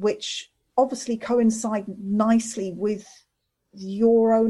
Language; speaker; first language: English; native; English